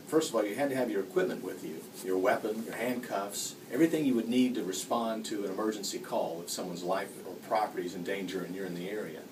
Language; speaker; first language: English; native; English